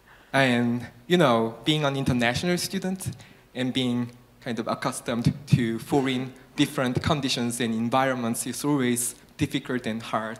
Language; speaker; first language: English; non-native, fluent; Korean